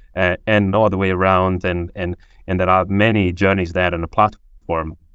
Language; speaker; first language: English; non-native, fluent; Portuguese